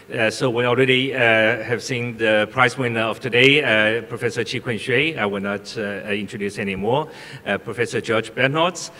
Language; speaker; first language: English; non-native, fluent; Chinese